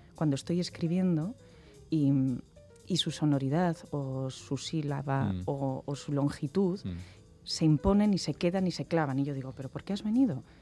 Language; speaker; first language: Spanish; native; Spanish